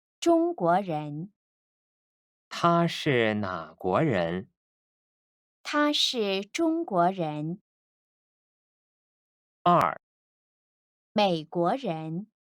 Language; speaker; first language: Chinese; non-native, fluent; Korean